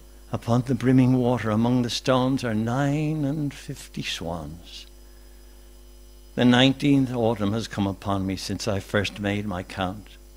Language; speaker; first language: English; native; English